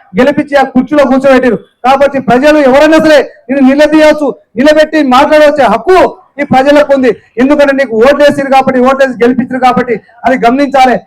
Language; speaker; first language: Telugu; non-native, local second language; Lambadi